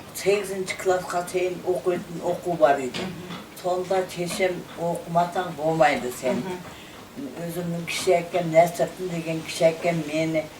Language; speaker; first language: Kazakh; non-native, local second language; Uyghur